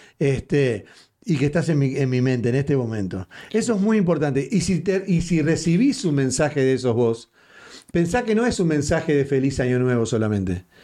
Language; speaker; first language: Spanish; native; Spanish